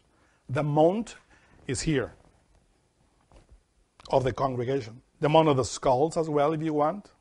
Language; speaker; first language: English; non-native, fluent; Spanish